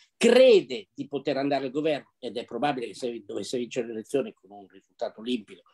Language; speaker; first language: Italian; native; Italian